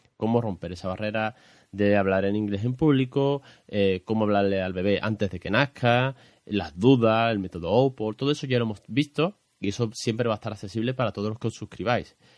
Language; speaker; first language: Spanish; native; Spanish